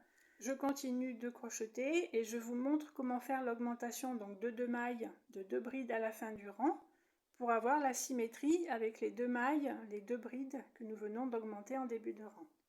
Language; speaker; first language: French; native; French